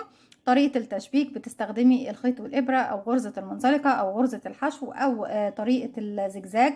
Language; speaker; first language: Arabic; native; Arabic